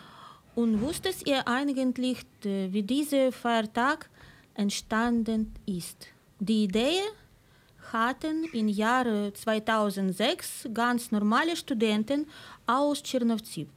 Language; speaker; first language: German; non-native, fluent; Ukrainian